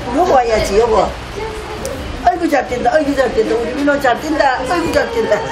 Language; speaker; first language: Korean; native; Korean